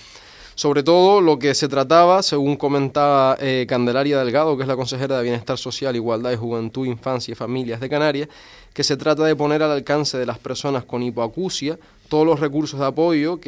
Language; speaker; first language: Spanish; native; Spanish